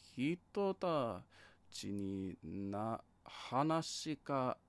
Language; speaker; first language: Japanese; non-native, learner; English